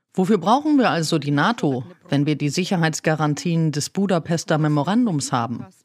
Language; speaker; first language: German; non-native, fluent; Ukrainian